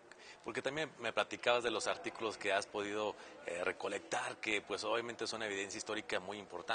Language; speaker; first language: Spanish; native; Spanish